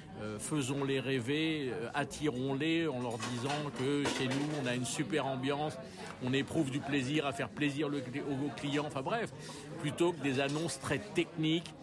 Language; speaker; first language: French; native; French